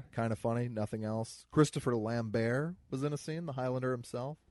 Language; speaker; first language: English; native; English